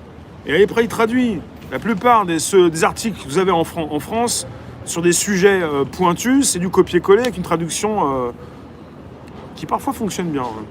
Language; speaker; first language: French; native; French